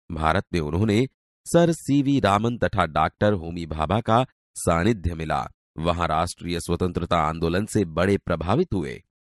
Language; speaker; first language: Hindi; non-native, local second language; Gujarati